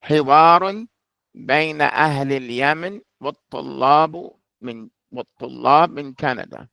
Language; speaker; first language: Arabic; non-native, fluent; English